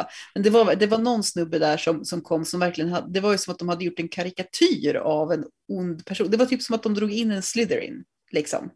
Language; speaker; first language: Swedish; native; Swedish